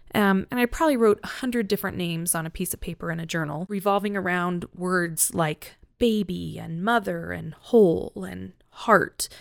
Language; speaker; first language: English; native; English